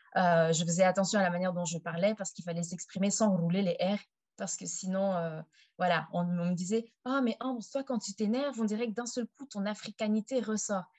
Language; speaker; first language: French; native; French